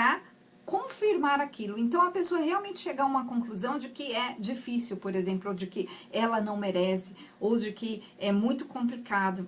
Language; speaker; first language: Portuguese; native; Portuguese